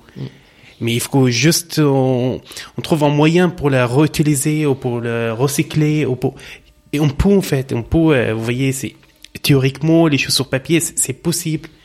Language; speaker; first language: French; non-native, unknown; Arabic